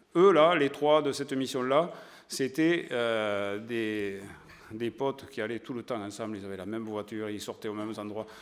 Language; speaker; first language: French; native; French